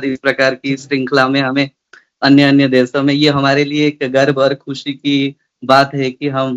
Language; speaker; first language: Hindi; non-native, local second language; Odia